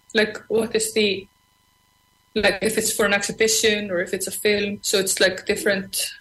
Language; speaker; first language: English; non-native, fluent; Icelandic